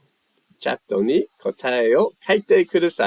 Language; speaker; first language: Japanese; non-native, learner; English